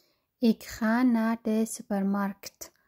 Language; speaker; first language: Dutch; non-native, fluent; Persian